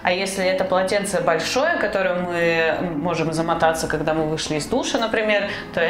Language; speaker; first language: Russian; native; Russian